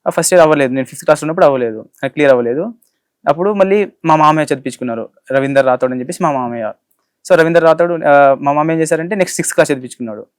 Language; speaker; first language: Telugu; non-native, local second language; Lambadi